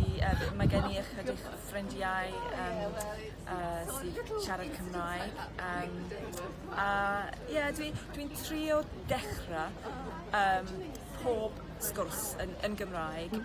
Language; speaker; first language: Welsh; non-native, learner; English